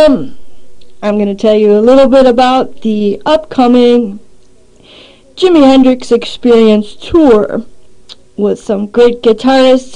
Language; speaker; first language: English; native; English